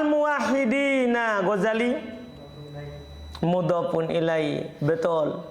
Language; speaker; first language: Arabic; non-native, fluent; Indonesian